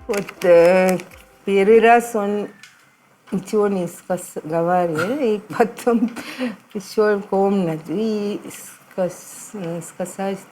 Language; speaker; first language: Russian; non-native, learner; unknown